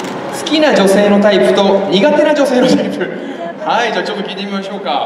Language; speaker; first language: Japanese; native; Japanese